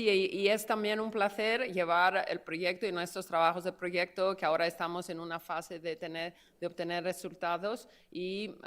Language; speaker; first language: Spanish; non-native, fluent; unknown